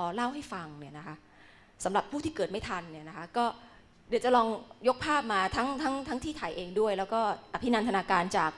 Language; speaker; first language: Thai; native; Thai